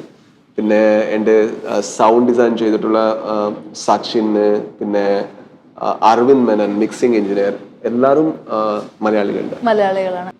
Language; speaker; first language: Malayalam; non-native, learner; Kannada